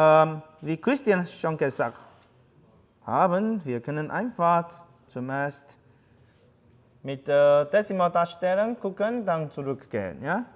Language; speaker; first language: German; non-native, fluent; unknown